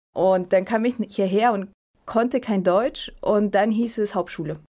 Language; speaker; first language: German; early bilingual, other home language; Spanish